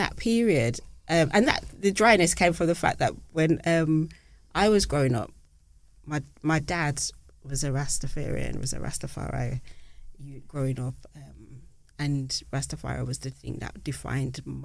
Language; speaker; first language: English; native; English